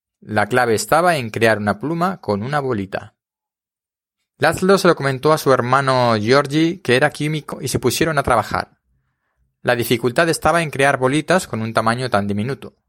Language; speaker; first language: Spanish; native; Spanish